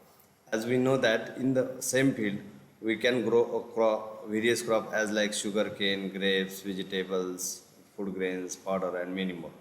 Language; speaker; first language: English; non-native, local second language; Marathi